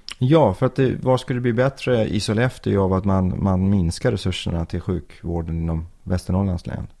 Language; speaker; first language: Swedish; early bilingual, other home language; Persian